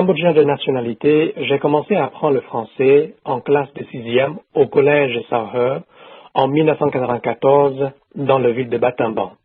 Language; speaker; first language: French; non-native, fluent; Khmer